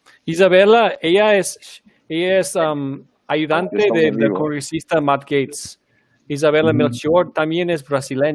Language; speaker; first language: Spanish; non-native, fluent; English